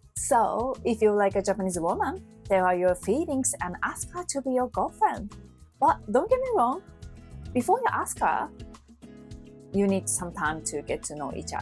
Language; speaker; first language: English; non-native, fluent; Japanese